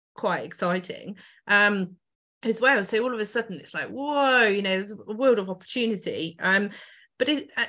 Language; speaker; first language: English; native; English